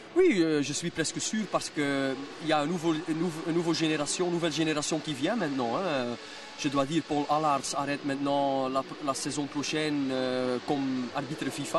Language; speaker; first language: French; non-native, local second language; Dutch